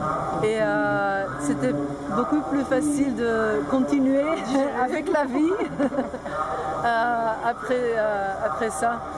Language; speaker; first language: French; non-native, local second language; Dutch